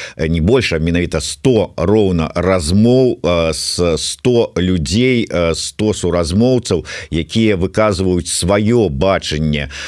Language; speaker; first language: Belarusian; non-native, local second language; Russian